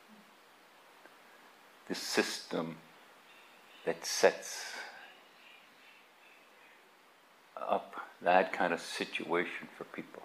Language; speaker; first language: English; native; English